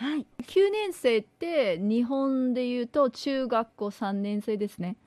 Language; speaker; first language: Japanese; native; Japanese